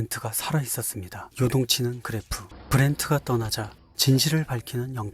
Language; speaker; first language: Korean; native; Korean